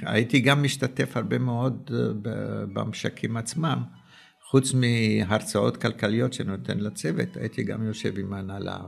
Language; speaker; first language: Hebrew; early bilingual, other home language; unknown